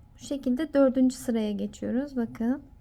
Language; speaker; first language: Turkish; native; Turkish